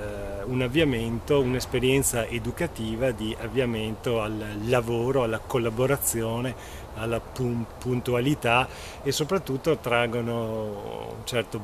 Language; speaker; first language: Italian; native; Italian